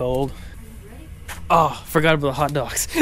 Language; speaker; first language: English; native; English